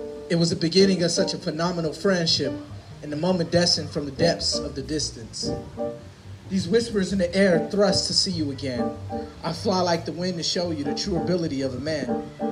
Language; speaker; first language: English; native; English